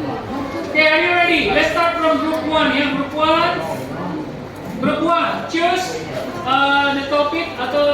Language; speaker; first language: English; non-native, fluent; Indonesian